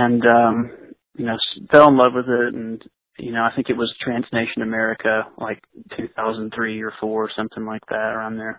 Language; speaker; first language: English; native; English